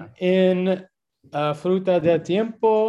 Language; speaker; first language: Spanish; non-native, learner; English